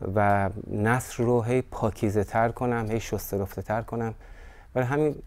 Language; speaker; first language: Persian; native; Persian